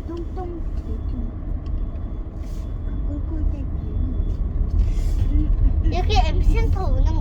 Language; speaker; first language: Korean; early bilingual, other home language; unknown